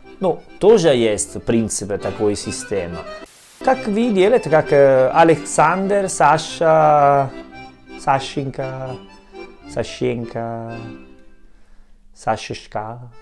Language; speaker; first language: Russian; non-native, learner; Italian